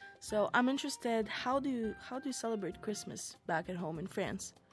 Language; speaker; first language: English; non-native, fluent; Croatian